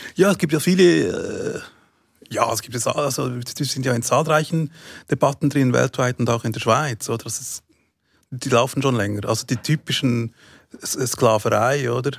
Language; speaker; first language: German; native; German